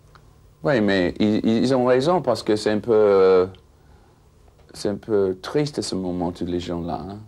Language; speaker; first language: French; non-native, fluent; English